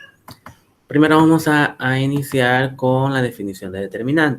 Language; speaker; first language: Spanish; native; Spanish